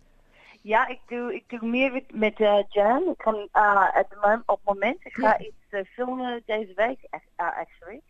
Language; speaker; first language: Dutch; early bilingual, heritage; English